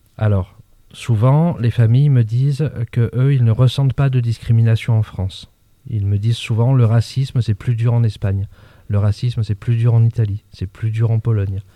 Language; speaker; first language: French; native; French